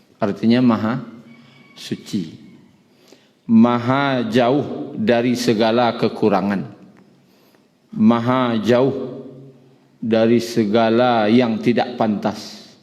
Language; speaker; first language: Malay; non-native, local second language; Minangkabau